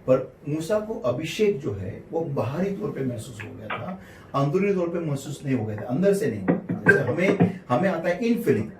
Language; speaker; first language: Hindi; non-native, local second language; Marathi